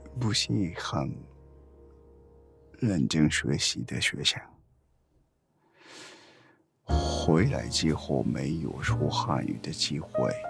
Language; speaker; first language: Chinese; non-native, learner; Japanese